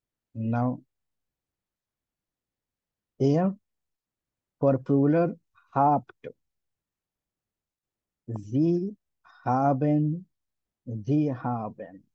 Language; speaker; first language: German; non-native, learner; Hindi